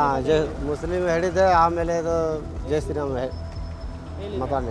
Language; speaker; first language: Kannada; non-native, learner; Hindi